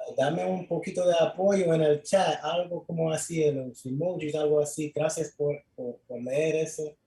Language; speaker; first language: Spanish; early bilingual, other home language; English